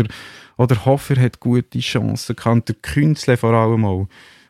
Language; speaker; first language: German; native; German